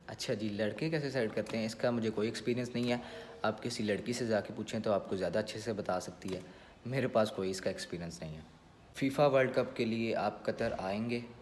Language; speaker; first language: Urdu; native; Urdu